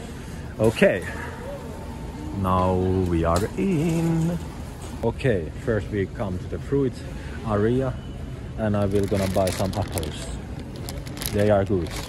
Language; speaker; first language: English; non-native, learner; Finnish